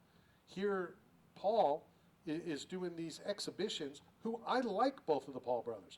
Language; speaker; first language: English; native; English